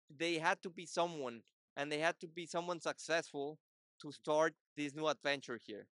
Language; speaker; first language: English; non-native, fluent; Portuguese